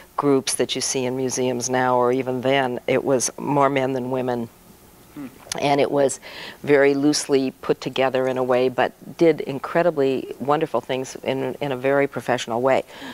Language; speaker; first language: English; native; English